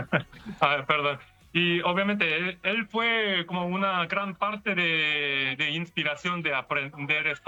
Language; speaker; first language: Spanish; non-native, learner; Korean